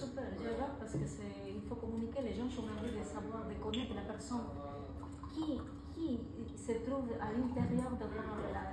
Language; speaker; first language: French; non-native, fluent; Spanish